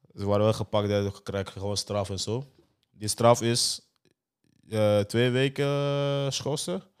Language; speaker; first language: Dutch; non-native, fluent; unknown